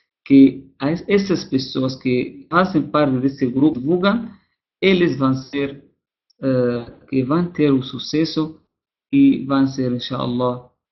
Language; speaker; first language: Portuguese; non-native, fluent; Arabic